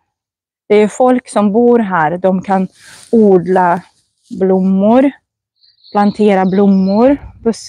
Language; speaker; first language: Swedish; non-native, fluent; Russian